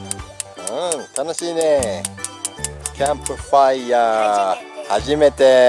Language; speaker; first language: Japanese; native; Japanese